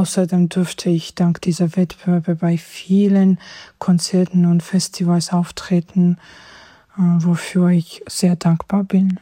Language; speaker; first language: German; non-native, fluent; Georgian